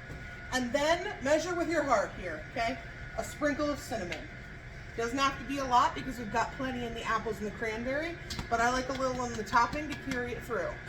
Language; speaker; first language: English; native; English